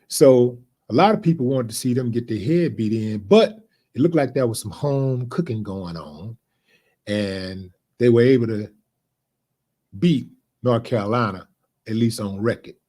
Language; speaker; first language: English; native; English